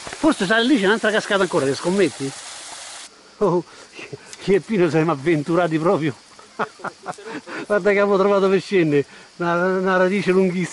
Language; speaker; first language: Italian; native; Italian